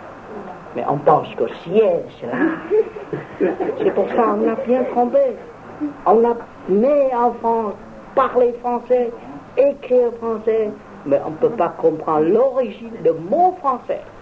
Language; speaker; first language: French; non-native, fluent; Vietnamese